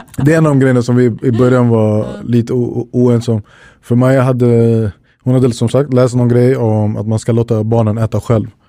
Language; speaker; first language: Swedish; early bilingual, other home language; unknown